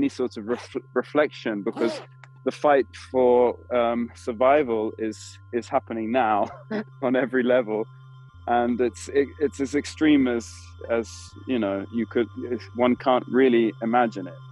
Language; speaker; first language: English; native; English